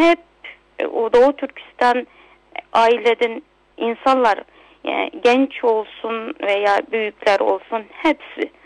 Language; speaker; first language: Turkish; non-native, local second language; Uyghur